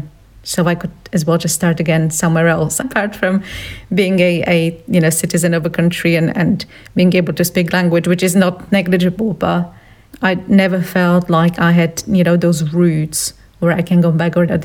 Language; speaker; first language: English; non-native, fluent; Slovak